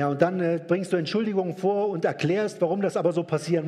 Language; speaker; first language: German; native; German